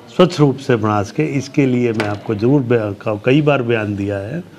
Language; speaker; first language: Hindi; native; Hindi